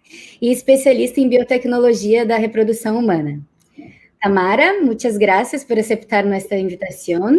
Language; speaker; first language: Spanish; non-native, learner; Portuguese